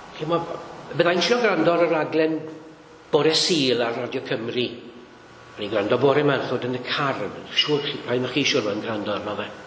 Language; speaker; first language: Welsh; native; Welsh